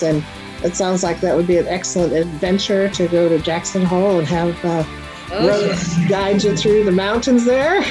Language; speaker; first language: English; native; English